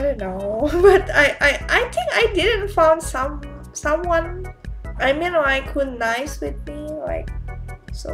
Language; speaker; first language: English; non-native, learner; Indonesian